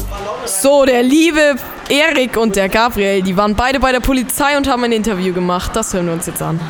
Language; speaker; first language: German; native; German